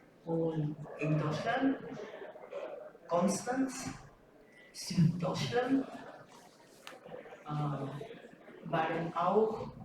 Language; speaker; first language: German; non-native, learner; Spanish